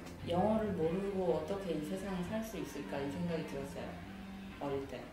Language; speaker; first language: Korean; native; Korean